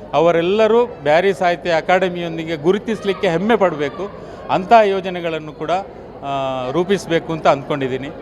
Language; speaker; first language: Kannada; non-native, local second language; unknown